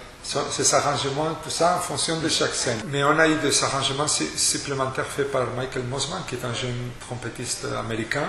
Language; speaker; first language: French; non-native, fluent; Spanish